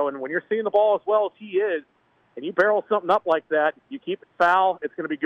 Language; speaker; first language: English; native; English